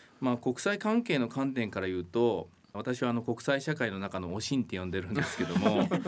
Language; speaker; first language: Japanese; native; Japanese